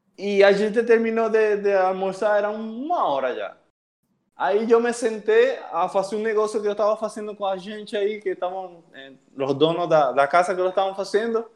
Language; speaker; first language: Portuguese; non-native, fluent; Spanish